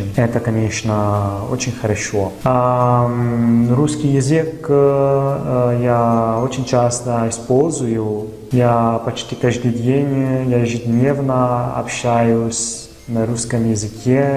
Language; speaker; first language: Russian; non-native, fluent; Italian